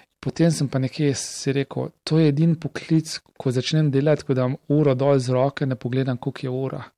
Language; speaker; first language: Slovenian; native; Slovenian